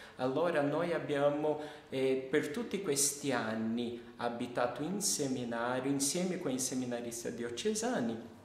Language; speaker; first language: Italian; non-native, fluent; Portuguese